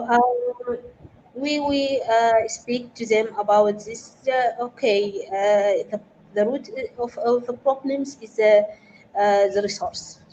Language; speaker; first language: English; non-native, fluent; Arabic